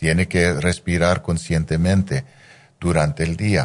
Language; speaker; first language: Spanish; non-native, fluent; English